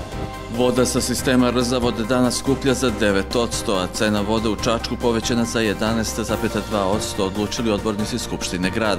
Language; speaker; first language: Serbian; native; Serbian